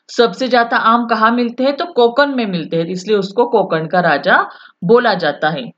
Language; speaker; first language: Hindi; non-native, local second language; Marathi